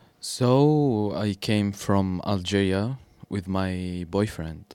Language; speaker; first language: English; non-native, learner; Arabic